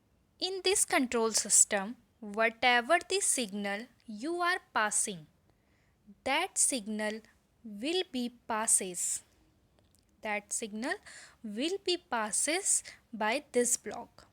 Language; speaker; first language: English; non-native, local second language; Hindi